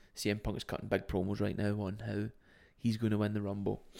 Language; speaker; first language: English; native; English